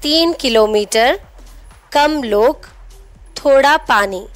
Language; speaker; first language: Hindi; non-native, local second language; Telugu